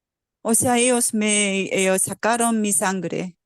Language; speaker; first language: Spanish; non-native, fluent; Korean